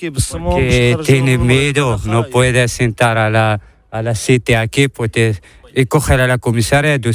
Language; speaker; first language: Spanish; non-native, learner; Arabic